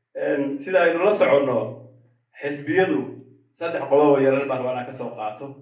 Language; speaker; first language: Somali; native; Somali